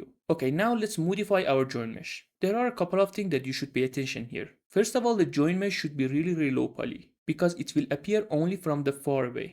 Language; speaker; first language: English; non-native, fluent; Persian